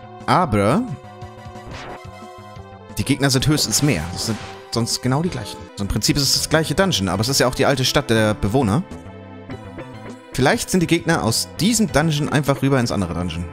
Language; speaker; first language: German; native; German